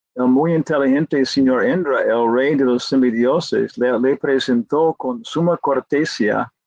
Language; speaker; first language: Spanish; non-native, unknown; English